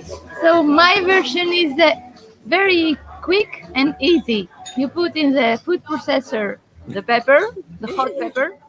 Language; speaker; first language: English; non-native, fluent; Greek